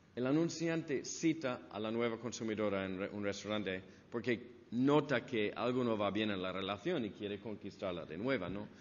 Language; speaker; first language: Spanish; non-native, fluent; English